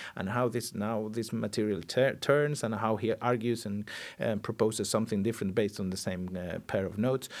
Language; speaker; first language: English; non-native, fluent; Spanish